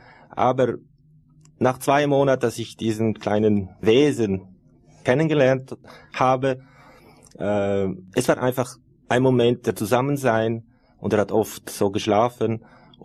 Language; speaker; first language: German; non-native, fluent; Italian